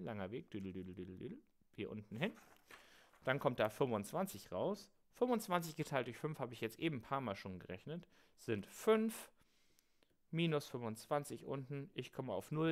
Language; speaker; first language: German; native; German